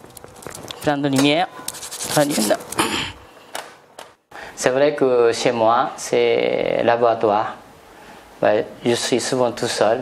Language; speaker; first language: French; non-native, fluent; Japanese